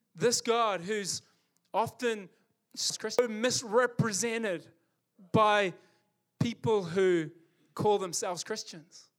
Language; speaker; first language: English; native; English